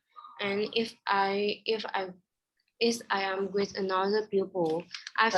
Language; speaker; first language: English; non-native, learner; Vietnamese